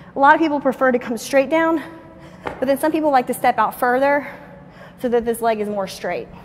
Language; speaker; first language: English; native; English